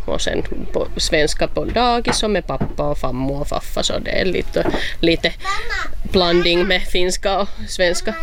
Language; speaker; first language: Swedish; non-native, local second language; Finnish